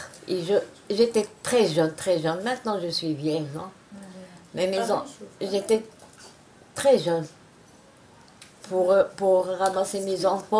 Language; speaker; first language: French; non-native, learner; Arabic